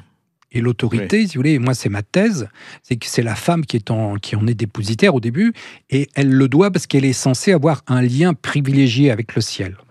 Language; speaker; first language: French; native; French